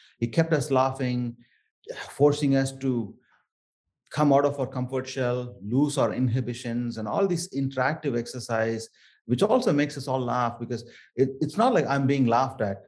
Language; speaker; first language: English; non-native, local second language; Tamil